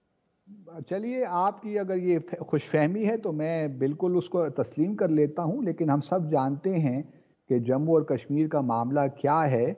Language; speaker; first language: Urdu; native; Urdu